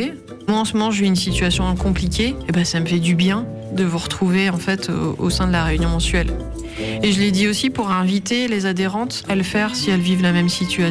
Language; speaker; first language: French; native; French